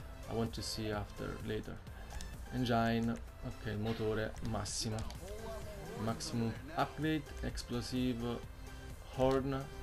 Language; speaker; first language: English; non-native, learner; Italian